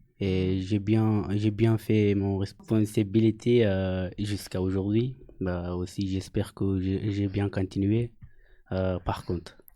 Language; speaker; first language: French; non-native, learner; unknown